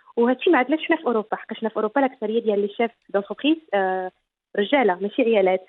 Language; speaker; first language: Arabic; early bilingual, heritage; Arabic